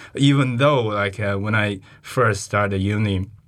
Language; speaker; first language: English; non-native, fluent; Chinese